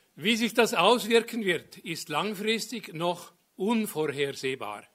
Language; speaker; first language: German; native; German